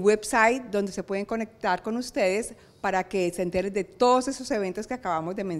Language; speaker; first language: Spanish; native; Spanish